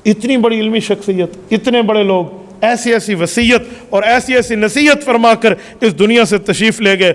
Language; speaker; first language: Urdu; native; Urdu